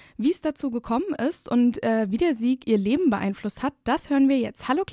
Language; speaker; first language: German; native; German